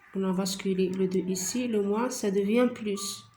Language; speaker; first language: French; non-native, local second language; Arabic